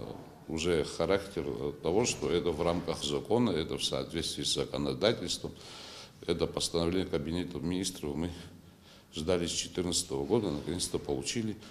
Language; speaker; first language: Russian; non-native, local second language; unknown